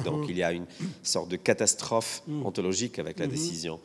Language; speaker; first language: French; non-native, fluent; Bulgarian